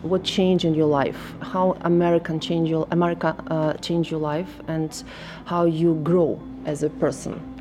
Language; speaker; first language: English; non-native, fluent; Russian